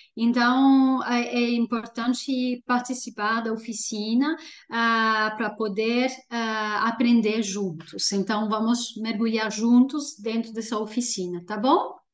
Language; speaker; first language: Portuguese; non-native, fluent; French